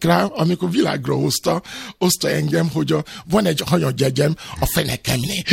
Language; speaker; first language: Hungarian; non-native, learner; Albanian